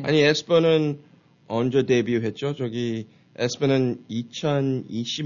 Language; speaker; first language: Korean; early bilingual, heritage; Korean